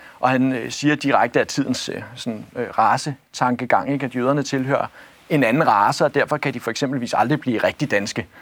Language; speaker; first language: Danish; native; Danish